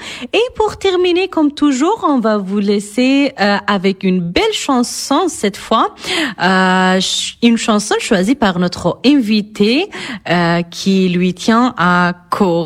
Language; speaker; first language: French; non-native, fluent; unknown